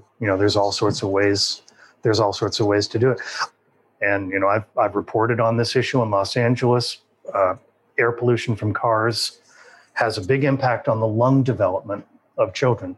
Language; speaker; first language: English; native; English